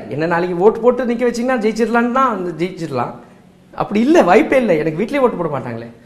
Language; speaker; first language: Tamil; non-native, local second language; Marwari